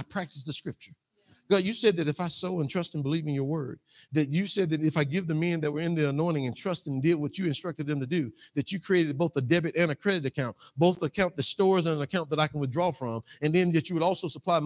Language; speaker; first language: English; native; English